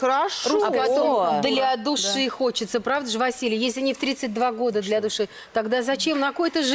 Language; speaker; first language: Russian; native; Russian